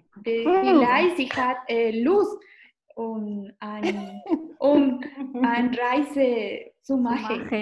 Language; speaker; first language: German; non-native, learner; Spanish